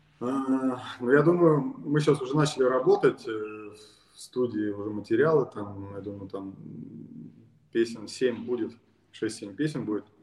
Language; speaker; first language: Russian; native; Russian